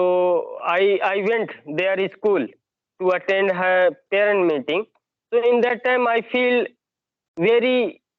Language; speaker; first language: English; non-native, learner; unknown